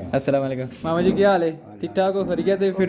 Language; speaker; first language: Hindi; non-native, local second language; Punjabi